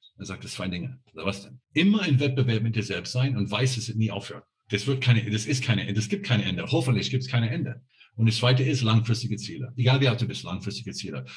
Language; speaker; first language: German; non-native, fluent; English